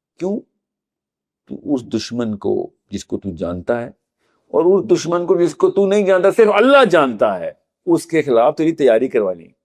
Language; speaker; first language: Urdu; native; Urdu